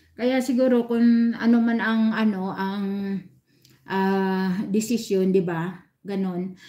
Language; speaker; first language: Filipino; non-native, local second language; Hiligaynon